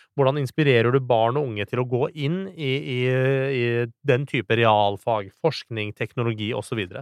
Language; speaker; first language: Norwegian; early bilingual, other home language; Persian